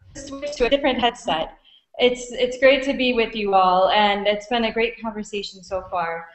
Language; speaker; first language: English; native; English